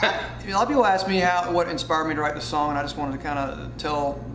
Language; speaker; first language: English; native; English